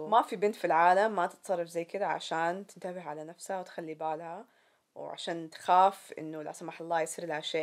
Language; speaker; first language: Arabic; native; Arabic